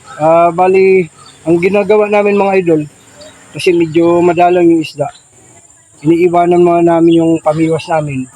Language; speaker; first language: Filipino; native; Filipino